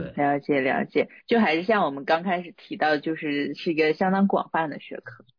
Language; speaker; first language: Chinese; native; Chinese